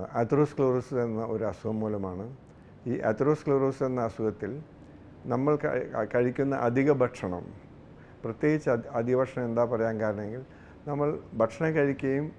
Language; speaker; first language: Malayalam; native; Malayalam